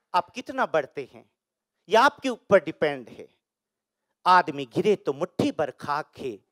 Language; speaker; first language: Hindi; native; Hindi